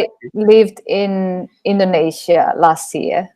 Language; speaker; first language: English; non-native, fluent; Japanese